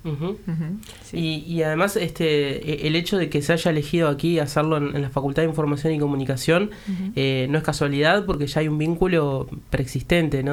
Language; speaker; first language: Spanish; native; Spanish